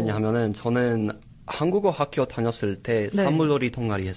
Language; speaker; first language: Korean; non-native, learner; English